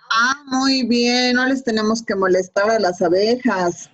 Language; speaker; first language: Spanish; native; Spanish